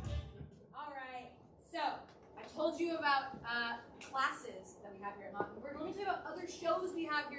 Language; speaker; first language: English; native; English